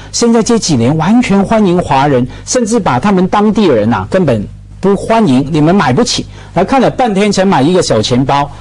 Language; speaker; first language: Chinese; non-native, local second language; Cantonese